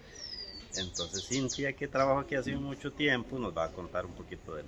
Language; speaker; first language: Spanish; native; Spanish